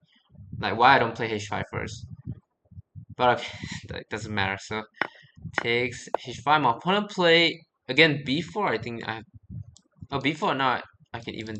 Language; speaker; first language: English; non-native, fluent; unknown